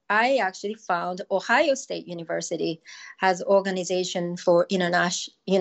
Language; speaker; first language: English; non-native, fluent; Japanese